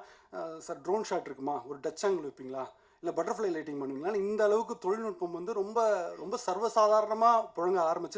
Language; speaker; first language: Tamil; native; Tamil